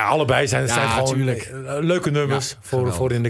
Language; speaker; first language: Dutch; native; Dutch